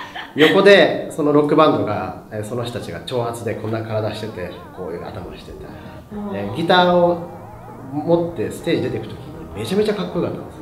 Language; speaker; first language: Japanese; native; Japanese